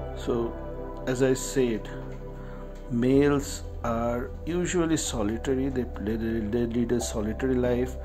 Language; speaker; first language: English; non-native, local second language; Hindi